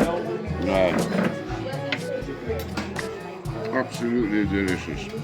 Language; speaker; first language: English; native; English